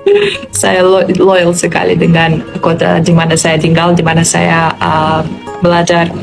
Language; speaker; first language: Indonesian; non-native, fluent; Polish